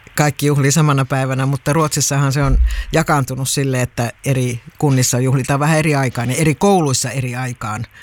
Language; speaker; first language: Finnish; early bilingual, heritage; Finnish